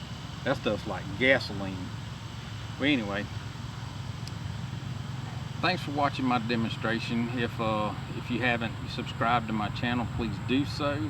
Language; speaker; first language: English; native; English